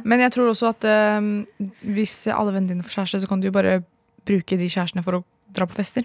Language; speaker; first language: Norwegian; early bilingual, other home language; Persian